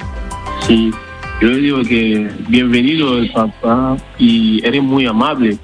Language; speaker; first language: Spanish; non-native, learner; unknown